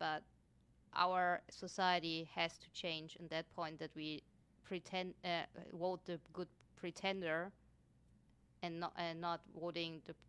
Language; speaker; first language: English; non-native, fluent; German